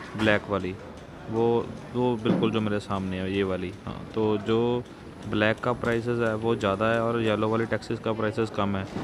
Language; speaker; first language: Hindi; non-native, local second language; Punjabi